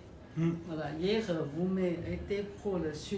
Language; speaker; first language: French; non-native, learner; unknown